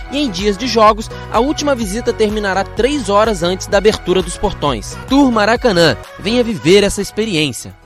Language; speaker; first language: Portuguese; native; Portuguese